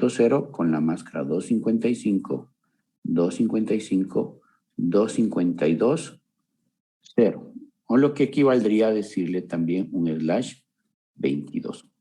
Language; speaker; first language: Spanish; native; Spanish